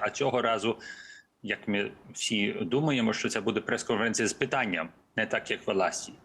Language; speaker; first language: Ukrainian; early bilingual, heritage; English